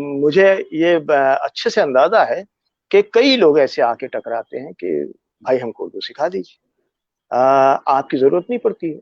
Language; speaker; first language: Urdu; native; Urdu